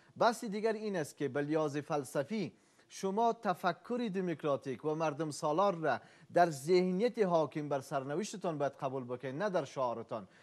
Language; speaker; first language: Persian; native; Persian